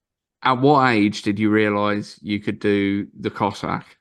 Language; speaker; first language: English; native; English